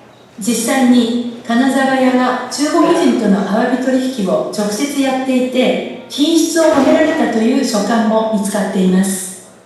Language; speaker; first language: Japanese; native; Japanese